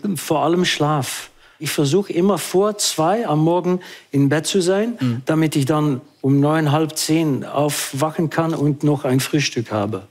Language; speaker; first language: German; non-native, local second language; Dutch